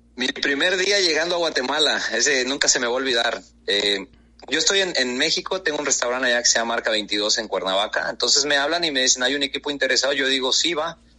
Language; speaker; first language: Spanish; native; Spanish